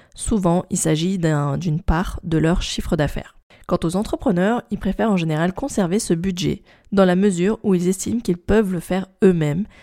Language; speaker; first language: French; native; French